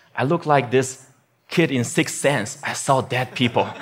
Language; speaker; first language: English; non-native, fluent; Chinese